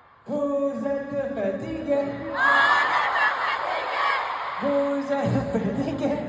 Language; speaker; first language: French; non-native, learner; Korean